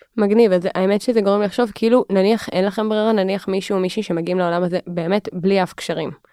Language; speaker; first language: Hebrew; native; Hebrew